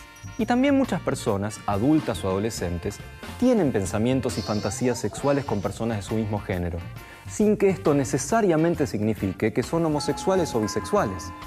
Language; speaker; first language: Spanish; native; Spanish